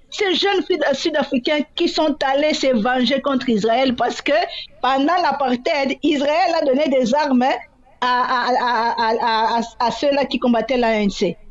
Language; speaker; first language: French; non-native, local second language; Swahili